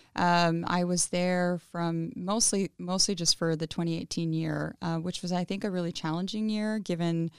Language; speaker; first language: English; early bilingual, other home language; Spanish